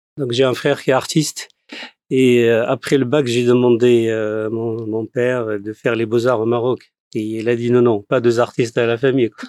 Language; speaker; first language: French; non-native, fluent; Arabic